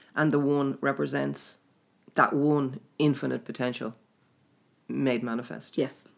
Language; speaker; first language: English; native; English